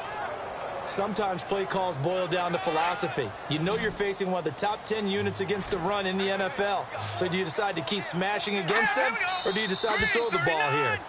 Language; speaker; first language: English; native; English